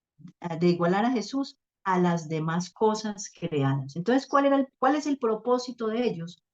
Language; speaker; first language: Spanish; native; Spanish